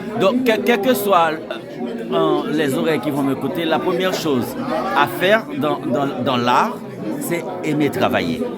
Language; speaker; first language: French; non-native, local second language; Haitian Creole